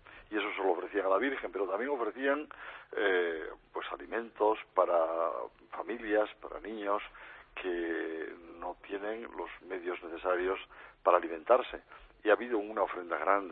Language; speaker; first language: Spanish; native; Spanish